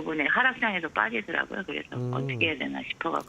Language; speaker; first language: Korean; native; Korean